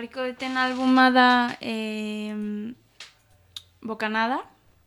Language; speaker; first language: Basque; non-native, local second language; Spanish